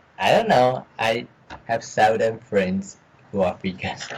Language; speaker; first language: English; non-native, learner; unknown